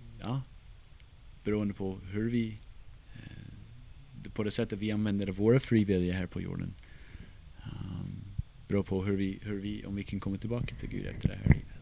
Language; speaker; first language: Swedish; non-native, fluent; English